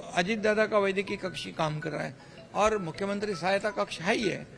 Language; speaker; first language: Hindi; non-native, local second language; Marathi